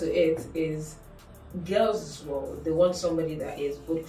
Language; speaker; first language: English; non-native, local second language; Yoruba